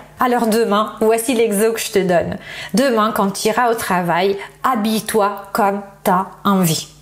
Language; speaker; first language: French; non-native, fluent; Italian